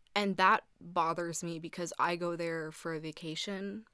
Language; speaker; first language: English; early bilingual, heritage; English